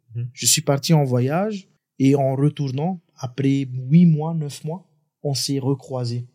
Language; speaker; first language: French; non-native, local second language; Arabic